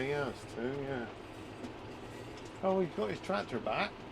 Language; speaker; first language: English; native; English